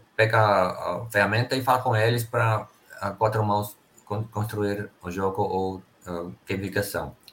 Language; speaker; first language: Portuguese; non-native, fluent; Finnish